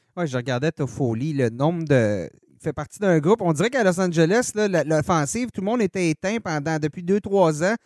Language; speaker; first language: French; native; French